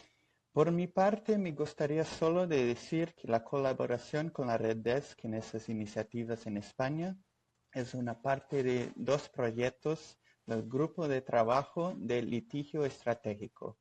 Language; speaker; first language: Spanish; non-native, fluent; Portuguese